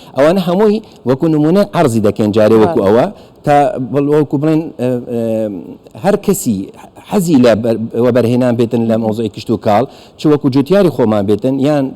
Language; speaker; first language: Central Kurdish; non-native, local second language; Kurdish